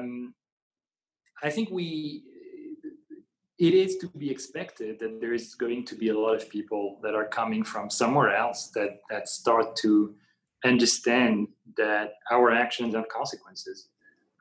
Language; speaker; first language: English; non-native, fluent; French